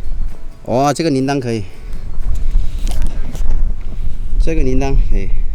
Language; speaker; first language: Chinese; native; Chinese